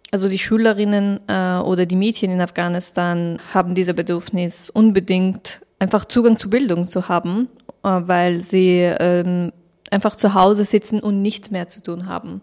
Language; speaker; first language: German; non-native, fluent; Persian